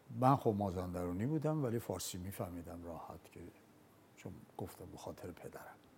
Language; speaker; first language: Persian; non-native, local second language; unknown